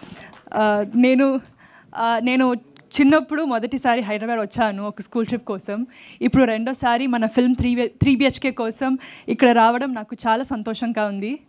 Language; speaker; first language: Telugu; non-native, learner; Tamil